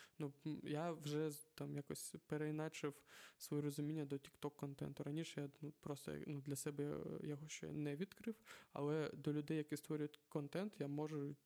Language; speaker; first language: Ukrainian; non-native, local second language; Russian